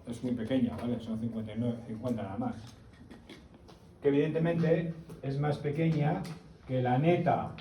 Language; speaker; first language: Spanish; native; Spanish